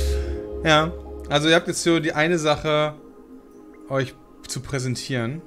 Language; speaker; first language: German; native; German